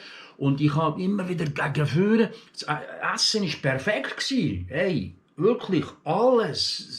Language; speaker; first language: German; early bilingual, other home language; Turkish